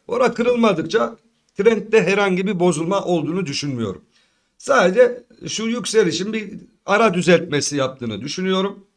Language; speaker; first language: Turkish; native; Turkish